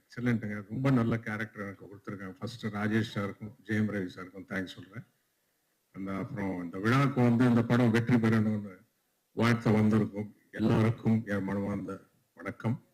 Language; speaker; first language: Tamil; non-native, local second language; Telugu